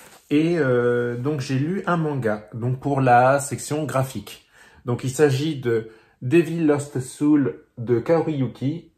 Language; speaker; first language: French; native; French